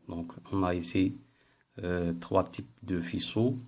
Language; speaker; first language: French; non-native, local second language; Arabic